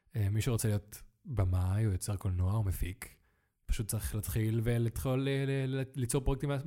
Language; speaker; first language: Hebrew; early bilingual, other home language; Spanish